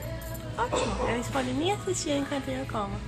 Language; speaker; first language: Portuguese; non-native, fluent; English